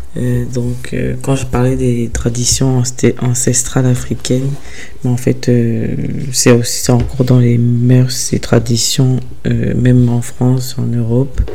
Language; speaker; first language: French; early bilingual, other home language; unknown